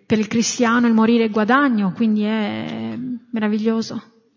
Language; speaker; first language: Italian; native; Italian